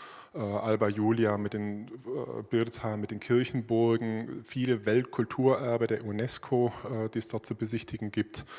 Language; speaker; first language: German; native; German